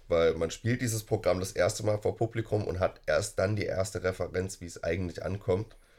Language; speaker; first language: German; native; German